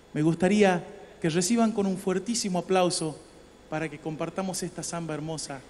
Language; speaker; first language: Spanish; native; Spanish